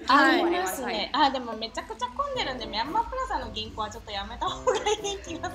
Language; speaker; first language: Japanese; native; Japanese